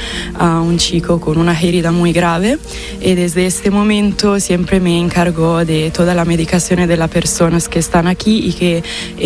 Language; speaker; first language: Spanish; non-native, fluent; Italian